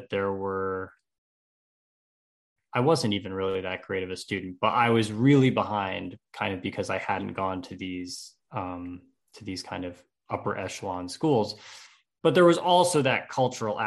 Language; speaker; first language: English; native; English